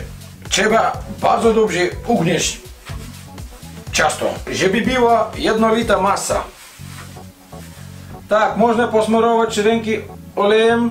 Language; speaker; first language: Polish; non-native, learner; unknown